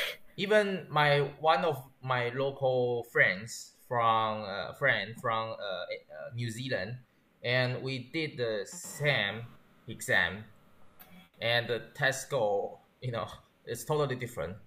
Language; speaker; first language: English; non-native, learner; Chinese